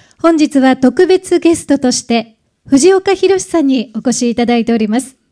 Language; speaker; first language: Japanese; native; Japanese